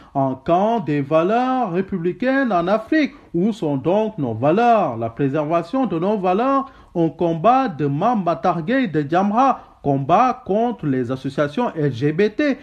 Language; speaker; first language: French; non-native, local second language; Wolof